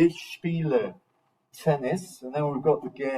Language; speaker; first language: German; non-native, fluent; English